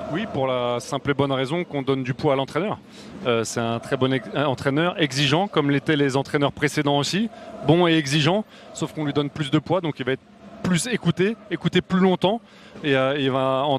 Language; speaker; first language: French; native; French